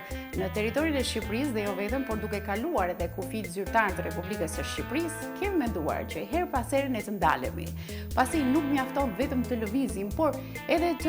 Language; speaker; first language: Albanian; native; Albanian